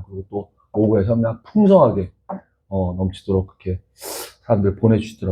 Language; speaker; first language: Korean; native; Korean